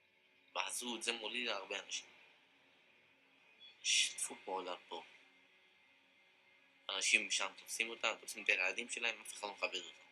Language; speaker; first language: Hebrew; non-native, learner; Arabic